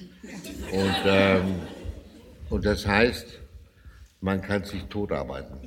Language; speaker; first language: German; non-native, fluent; Danish